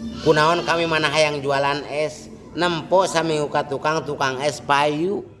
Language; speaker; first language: Sundanese; non-native, fluent; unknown